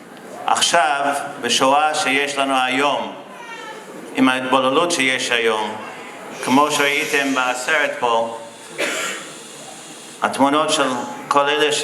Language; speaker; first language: Hebrew; non-native, fluent; English